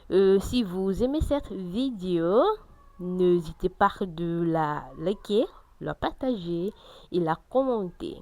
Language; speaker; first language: French; non-native, fluent; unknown